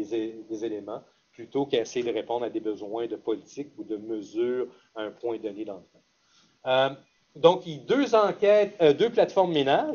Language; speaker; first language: French; native; French